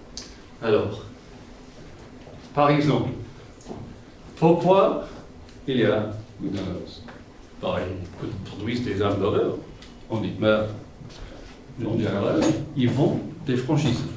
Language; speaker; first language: French; non-native, fluent; English